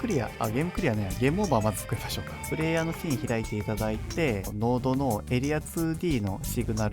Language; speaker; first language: Japanese; native; Japanese